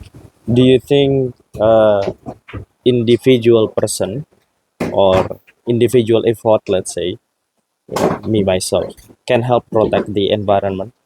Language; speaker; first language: English; non-native, fluent; Indonesian